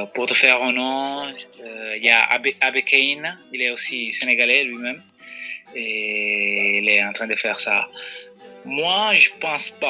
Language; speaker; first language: French; non-native, fluent; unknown